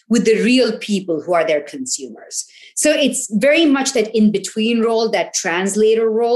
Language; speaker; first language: English; non-native, local second language; Tamil